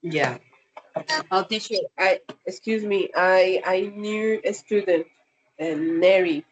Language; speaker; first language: English; non-native, learner; Spanish